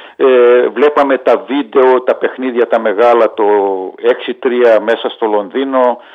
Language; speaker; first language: Greek; early bilingual, heritage; Greek